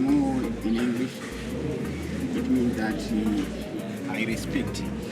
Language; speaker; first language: English; non-native, learner; Swahili